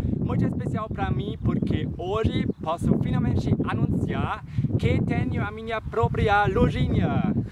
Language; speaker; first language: Portuguese; non-native, fluent; German